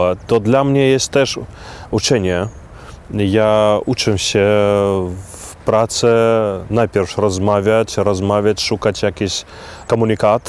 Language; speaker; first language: Polish; non-native, fluent; Belarusian